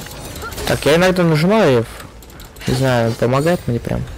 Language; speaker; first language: Russian; native; Russian